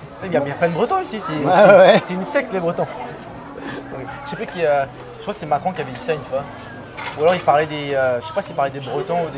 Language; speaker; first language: French; native; French